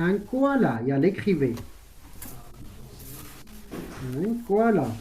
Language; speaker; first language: French; non-native, local second language; Arabic